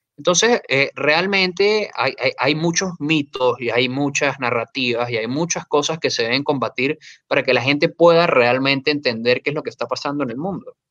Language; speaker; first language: Spanish; native; Spanish